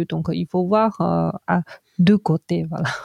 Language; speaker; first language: French; non-native, fluent; Chinese